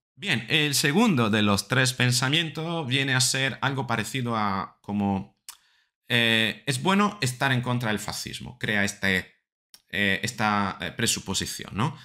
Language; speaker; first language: Spanish; non-native, fluent; Italian